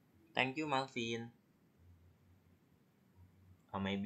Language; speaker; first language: English; non-native, learner; Indonesian